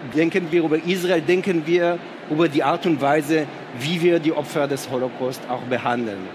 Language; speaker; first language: German; non-native, fluent; Hebrew